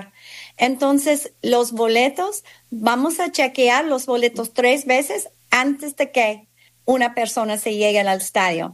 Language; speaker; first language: Spanish; non-native, fluent; English